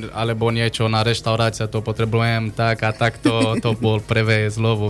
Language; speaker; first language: Slovak; non-native, learner; Portuguese